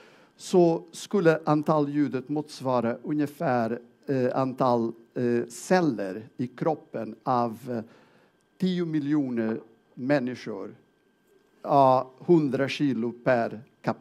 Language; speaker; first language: Swedish; non-native, fluent; Portuguese